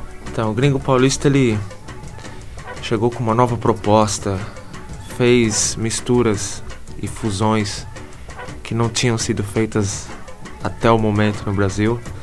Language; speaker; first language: Portuguese; native; Portuguese